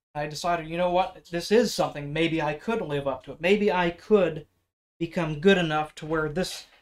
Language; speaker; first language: English; native; English